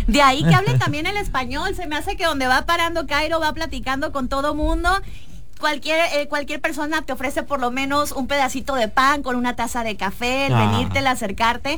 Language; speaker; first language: Spanish; native; Spanish